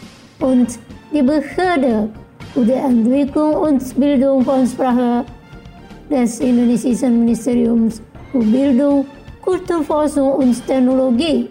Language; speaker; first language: German; non-native, fluent; Indonesian